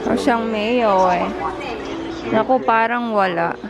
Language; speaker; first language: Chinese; non-native, learner; Filipino